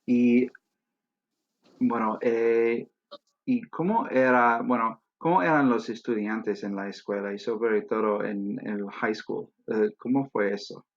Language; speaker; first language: Spanish; non-native, fluent; English